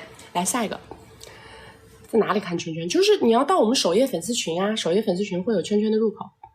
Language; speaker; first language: Chinese; native; Chinese